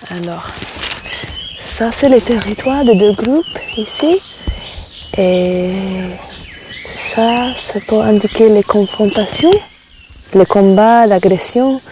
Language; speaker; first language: French; non-native, fluent; English